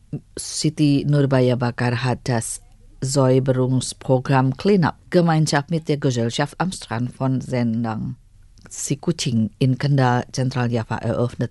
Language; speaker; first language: German; non-native, fluent; Indonesian